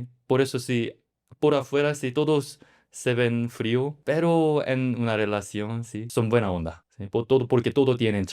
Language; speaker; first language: Spanish; non-native, learner; Korean